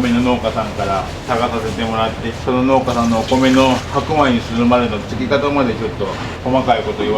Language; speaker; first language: Japanese; native; Japanese